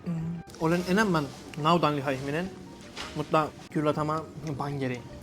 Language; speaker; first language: Finnish; non-native, learner; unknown